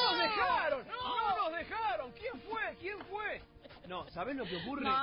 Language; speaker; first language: Spanish; native; Spanish